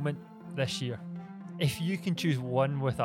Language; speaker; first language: English; native; English